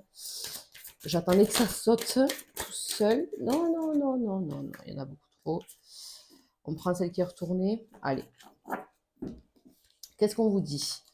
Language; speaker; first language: French; native; French